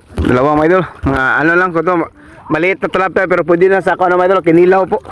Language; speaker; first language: Filipino; non-native, local second language; Cebuano